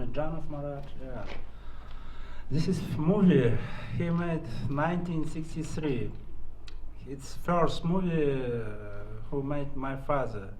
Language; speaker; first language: English; non-native, learner; Russian